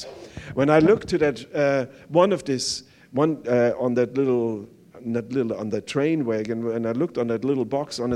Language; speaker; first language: English; non-native, fluent; German